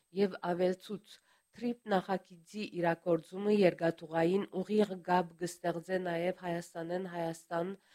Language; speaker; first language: Armenian; early bilingual, heritage; Armenian